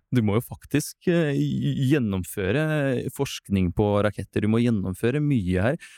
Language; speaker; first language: Norwegian; non-native, fluent; Russian